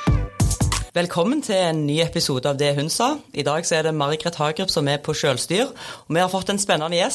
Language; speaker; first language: Norwegian; native; Norwegian